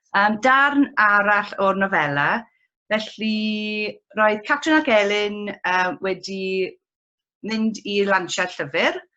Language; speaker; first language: Welsh; non-native, local second language; English